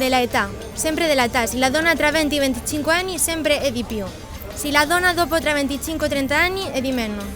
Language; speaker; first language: Italian; non-native, learner; Spanish